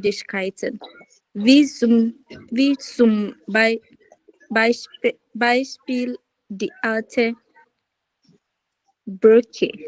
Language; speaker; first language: German; non-native, learner; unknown